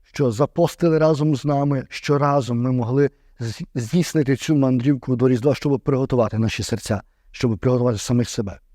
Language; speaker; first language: Ukrainian; native; Ukrainian